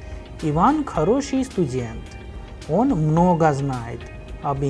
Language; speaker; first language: Russian; non-native, fluent; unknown